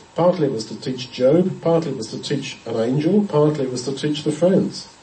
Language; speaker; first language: English; native; English